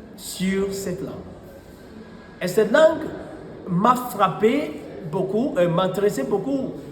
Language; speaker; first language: French; non-native, fluent; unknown